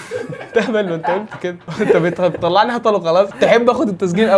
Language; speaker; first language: Arabic; native; Arabic